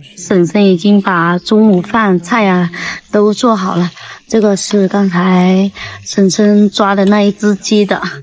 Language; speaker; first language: Chinese; non-native, fluent; Vietnamese